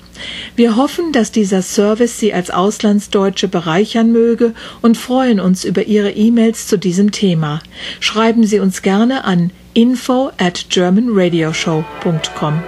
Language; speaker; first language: German; native; German